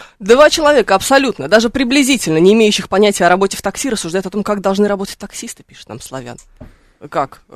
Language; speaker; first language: Russian; native; Russian